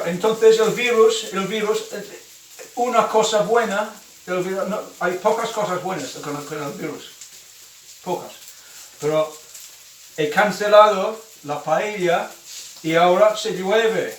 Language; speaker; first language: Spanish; non-native, fluent; English